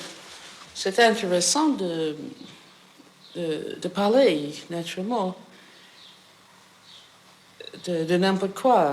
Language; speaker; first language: French; non-native, fluent; English